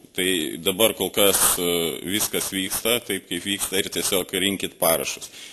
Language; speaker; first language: Lithuanian; native; Lithuanian